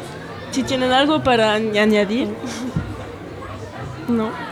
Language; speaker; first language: Spanish; non-native, fluent; French